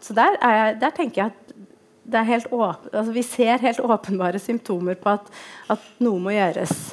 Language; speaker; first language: Norwegian; native; Norwegian